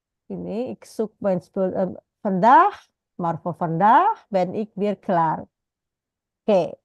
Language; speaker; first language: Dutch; non-native, fluent; Indonesian